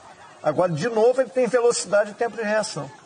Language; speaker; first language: Portuguese; native; Portuguese